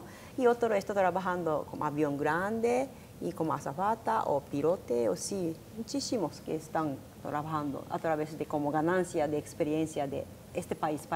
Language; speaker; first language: Spanish; non-native, learner; Japanese